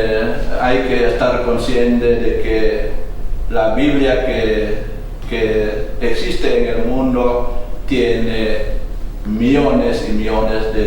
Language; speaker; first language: Spanish; non-native, fluent; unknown